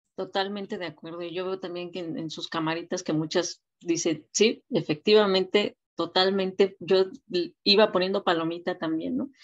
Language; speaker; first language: Spanish; native; Spanish